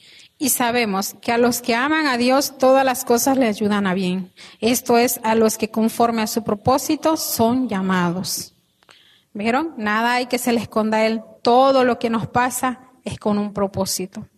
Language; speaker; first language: Spanish; native; Spanish